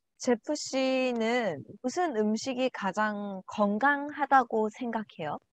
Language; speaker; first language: Korean; non-native, learner; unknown